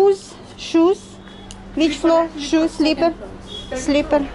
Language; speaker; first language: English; non-native, learner; Russian